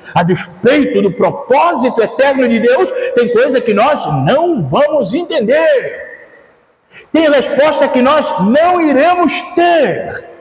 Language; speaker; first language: Portuguese; native; Portuguese